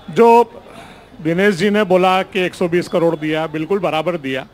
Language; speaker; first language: Hindi; native; Hindi